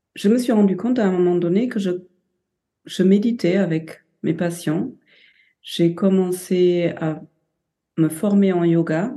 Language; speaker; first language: French; non-native, fluent; German